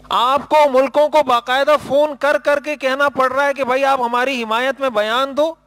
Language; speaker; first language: Urdu; native; Urdu